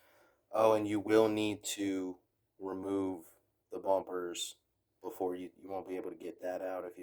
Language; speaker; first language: English; native; English